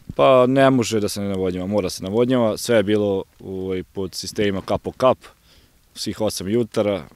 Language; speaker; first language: Croatian; native; Croatian